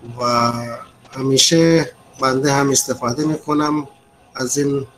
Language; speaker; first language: Persian; non-native, fluent; Urdu